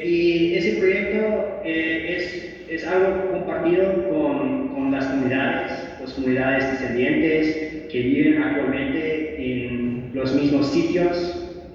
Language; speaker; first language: Spanish; non-native, fluent; English